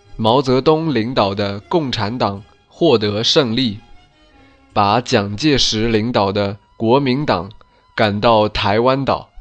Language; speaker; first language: Chinese; native; Chinese